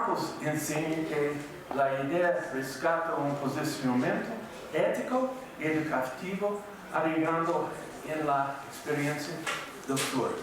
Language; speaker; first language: Portuguese; non-native, fluent; English